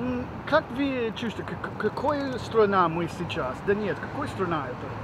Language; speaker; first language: Russian; non-native, learner; English